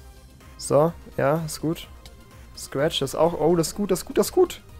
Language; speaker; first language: German; native; German